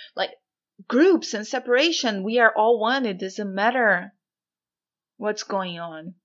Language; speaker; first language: English; non-native, fluent; Portuguese